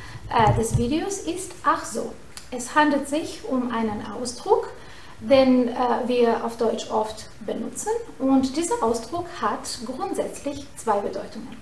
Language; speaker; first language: German; non-native, fluent; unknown